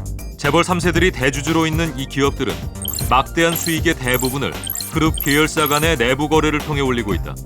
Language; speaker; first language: Korean; native; Korean